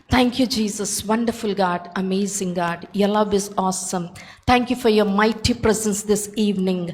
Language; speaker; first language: English; non-native, local second language; Telugu